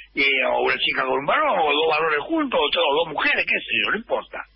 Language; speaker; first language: Spanish; native; Spanish